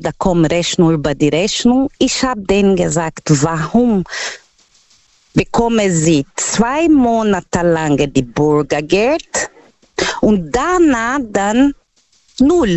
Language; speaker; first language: German; non-native, learner; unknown